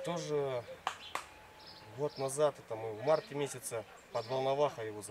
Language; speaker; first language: Russian; native; Russian